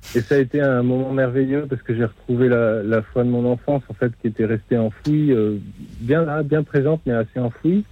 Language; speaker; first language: French; native; French